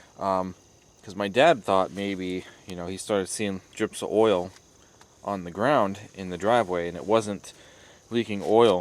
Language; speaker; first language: English; native; English